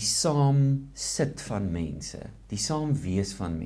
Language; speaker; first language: Afrikaans; native; Afrikaans